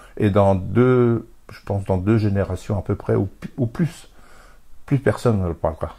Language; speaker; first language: French; native; French